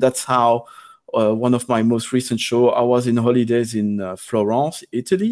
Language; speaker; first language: English; non-native, fluent; French